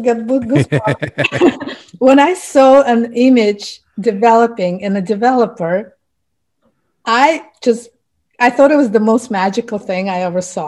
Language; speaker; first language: English; non-native, fluent; Russian